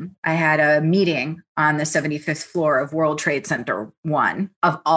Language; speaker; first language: English; early bilingual, other home language; Italian